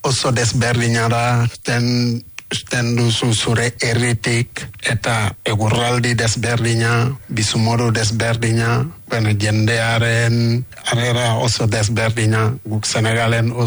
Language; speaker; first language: Basque; non-native, learner; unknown